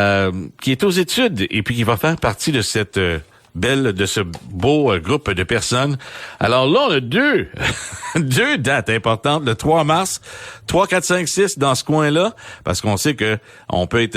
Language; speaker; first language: French; native; French